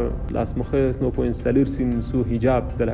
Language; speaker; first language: Spanish; non-native, fluent; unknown